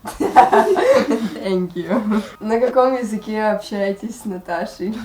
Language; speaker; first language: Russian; native; Russian